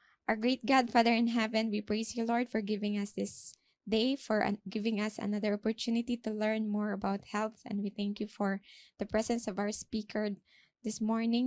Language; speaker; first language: English; non-native, local second language; Hiligaynon